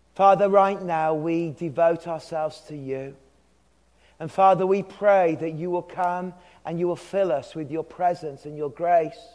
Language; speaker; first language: English; native; English